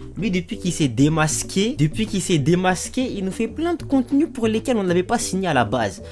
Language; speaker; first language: French; native; French